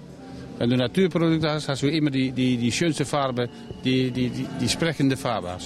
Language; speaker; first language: German; non-native, learner; Dutch